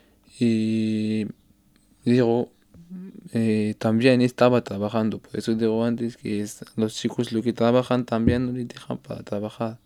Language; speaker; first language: Spanish; non-native, learner; Arabic